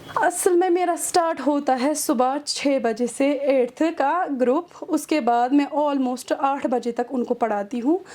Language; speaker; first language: Urdu; non-native, local second language; Kashmiri